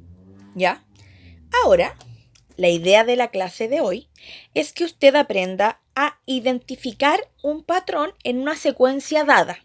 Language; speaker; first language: Spanish; native; Spanish